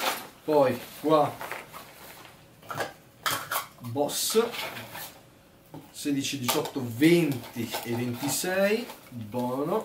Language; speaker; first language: Italian; native; Italian